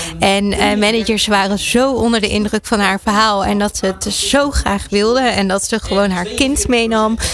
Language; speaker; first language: Dutch; early bilingual, other home language; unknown